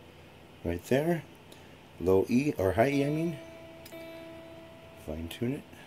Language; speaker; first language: English; native; English